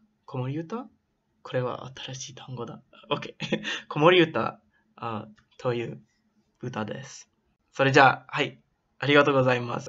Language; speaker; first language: Japanese; non-native, learner; English